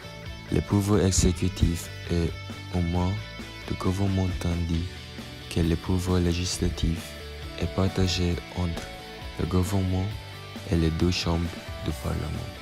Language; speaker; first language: French; non-native, learner; Filipino